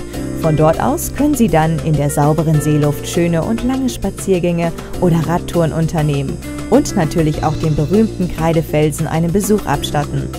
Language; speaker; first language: German; native; German